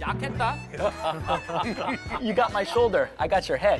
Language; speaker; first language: English; native; English